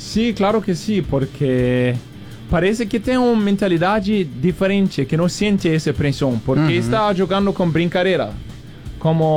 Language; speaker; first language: Portuguese; non-native, fluent; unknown